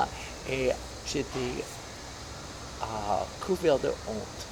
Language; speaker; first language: French; non-native, fluent; English